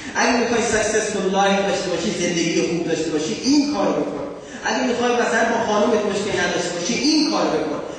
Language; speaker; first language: Persian; non-native, fluent; Urdu